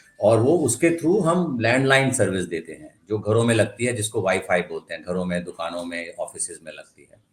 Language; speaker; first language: Hindi; non-native, local second language; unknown